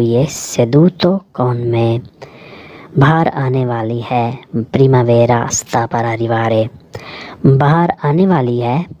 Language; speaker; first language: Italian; non-native, learner; Urdu